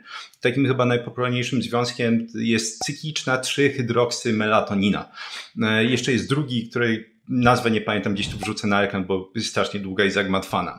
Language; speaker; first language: Polish; native; Polish